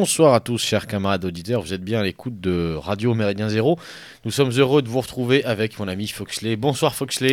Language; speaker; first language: French; native; French